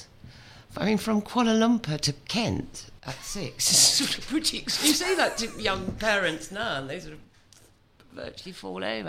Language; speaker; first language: English; native; English